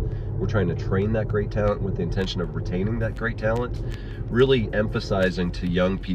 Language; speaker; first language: English; native; English